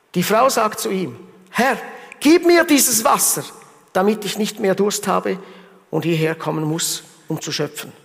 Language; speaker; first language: German; early bilingual, heritage; German